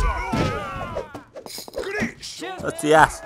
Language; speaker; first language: Spanish; native; Spanish